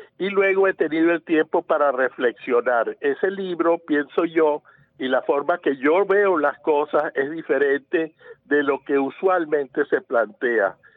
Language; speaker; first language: Spanish; native; Spanish